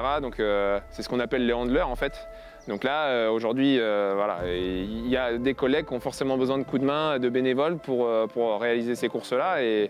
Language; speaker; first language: French; native; French